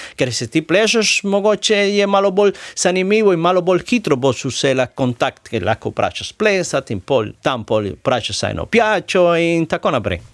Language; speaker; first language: Slovenian; non-native, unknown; Spanish